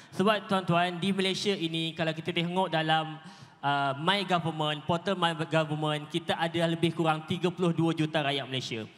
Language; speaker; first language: Malay; native; Malay